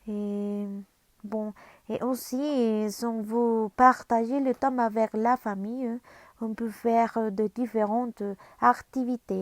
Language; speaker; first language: French; non-native, learner; Spanish